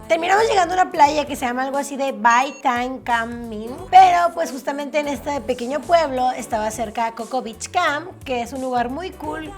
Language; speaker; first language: Spanish; native; Spanish